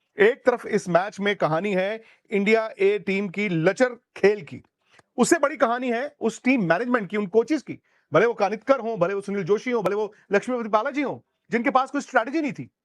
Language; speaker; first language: Hindi; native; Hindi